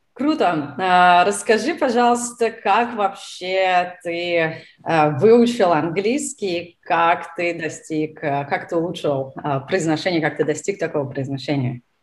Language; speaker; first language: Russian; native; Russian